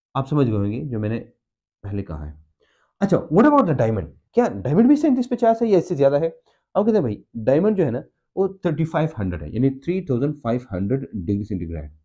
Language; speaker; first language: Urdu; non-native, local second language; Pashto